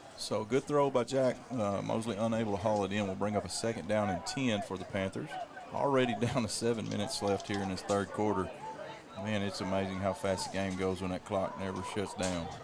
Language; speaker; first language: English; native; English